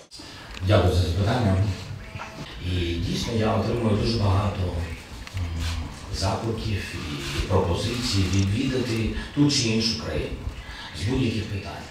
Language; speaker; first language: Ukrainian; non-native, local second language; Russian